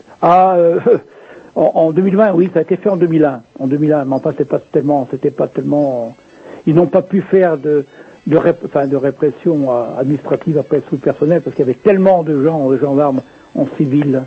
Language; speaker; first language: French; native; French